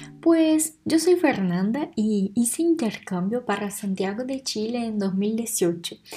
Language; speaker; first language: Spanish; non-native, fluent; Portuguese